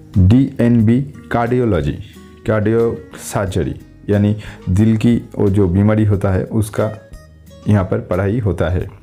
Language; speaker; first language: Hindi; non-native, local second language; Bangla